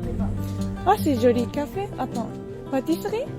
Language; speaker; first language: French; non-native, learner; Japanese